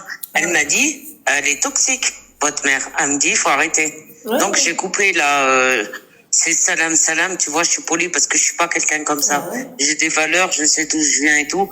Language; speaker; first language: French; native; French